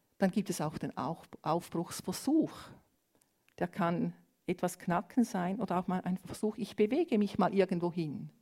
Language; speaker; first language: German; non-native, fluent; Romanian